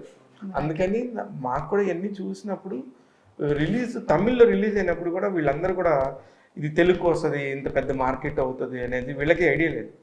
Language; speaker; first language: Telugu; native; Telugu